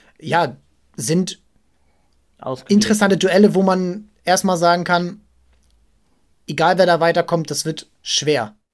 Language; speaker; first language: German; native; German